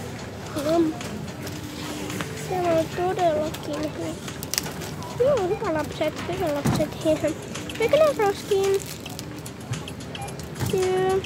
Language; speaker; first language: Finnish; early bilingual, heritage; Finnish